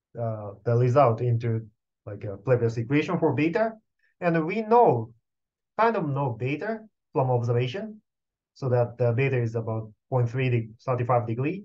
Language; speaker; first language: English; non-native, fluent; Japanese